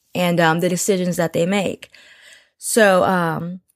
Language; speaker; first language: English; early bilingual, other home language; Yoruba